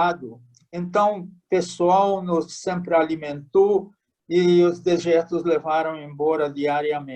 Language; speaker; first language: Portuguese; non-native, fluent; Hungarian